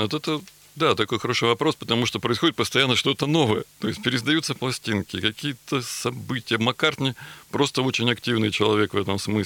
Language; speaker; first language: Russian; native; Russian